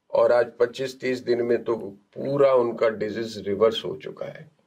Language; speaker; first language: Hindi; non-native, local second language; Gujarati